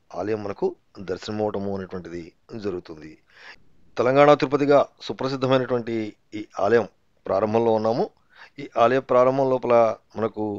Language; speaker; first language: Telugu; native; Telugu